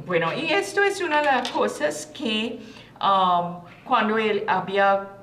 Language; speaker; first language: Spanish; non-native, learner; English